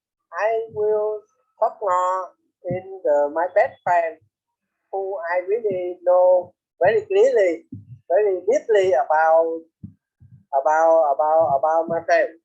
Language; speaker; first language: English; non-native, learner; Vietnamese